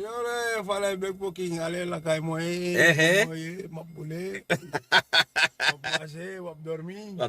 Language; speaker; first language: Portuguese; non-native, learner; Wolof